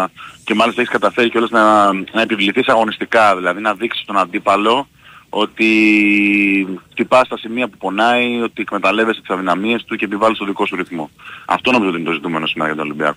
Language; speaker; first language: Greek; native; Greek